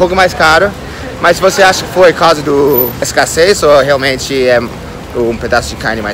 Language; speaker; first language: Portuguese; non-native, fluent; English